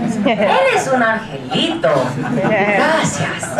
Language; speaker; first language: Spanish; non-native, learner; English